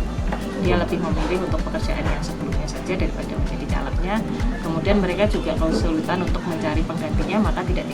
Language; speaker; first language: Indonesian; native; Indonesian